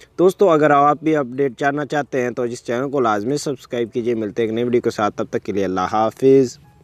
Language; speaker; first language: Urdu; native; Urdu